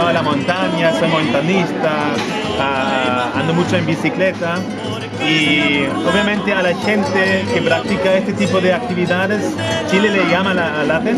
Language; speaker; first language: Spanish; non-native, fluent; German